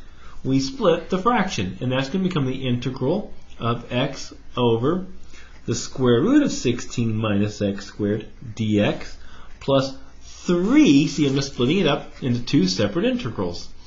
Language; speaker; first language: English; native; English